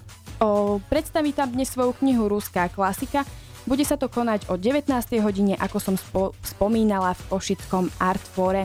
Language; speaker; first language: Slovak; native; Slovak